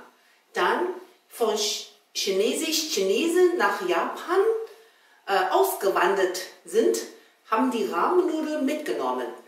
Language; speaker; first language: German; non-native, learner; Chinese